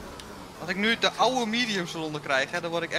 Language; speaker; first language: Dutch; native; Dutch